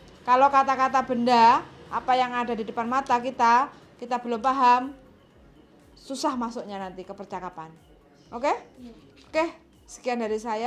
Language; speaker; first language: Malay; non-native, local second language; Javanese